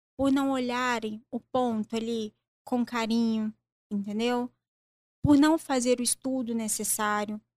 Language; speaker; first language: Portuguese; native; Portuguese